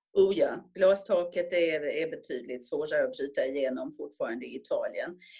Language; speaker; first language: Swedish; native; Swedish